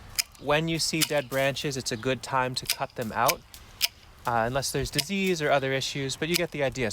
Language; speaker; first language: English; native; English